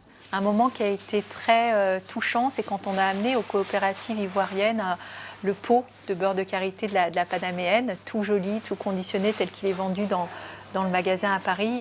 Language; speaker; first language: French; native; French